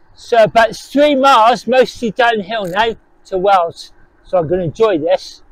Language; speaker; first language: English; native; English